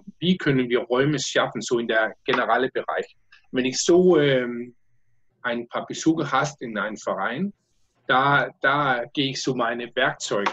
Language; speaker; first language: German; non-native, learner; Danish